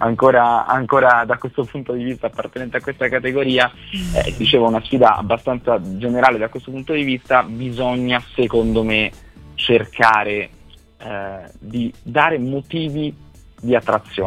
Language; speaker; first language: Italian; native; Italian